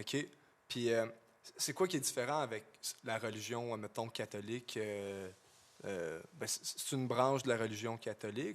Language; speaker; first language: French; native; French